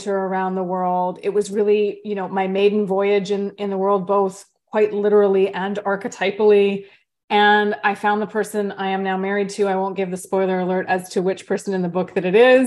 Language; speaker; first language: English; native; English